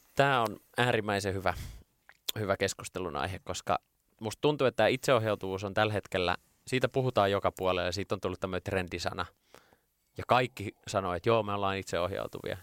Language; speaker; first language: Finnish; native; Finnish